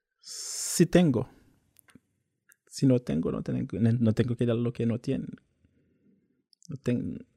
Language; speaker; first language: Spanish; non-native, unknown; Haitian Creole